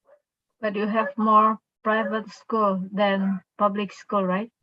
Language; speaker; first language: English; non-native, local second language; Indonesian